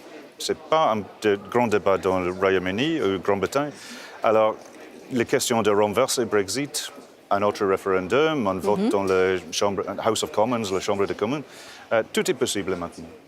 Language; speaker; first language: French; non-native, fluent; English